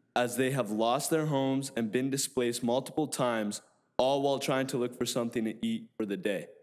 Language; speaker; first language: English; native; English